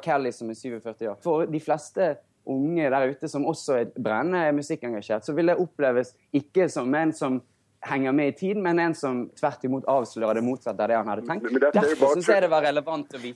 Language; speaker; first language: Norwegian; native; Norwegian